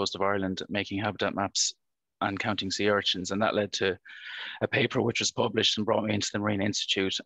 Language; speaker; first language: English; native; English